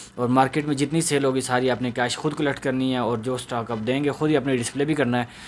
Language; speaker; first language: Urdu; non-native, local second language; Punjabi